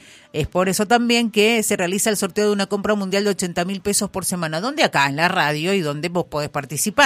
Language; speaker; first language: Spanish; native; Spanish